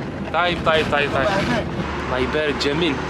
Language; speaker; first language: Arabic; non-native, learner; French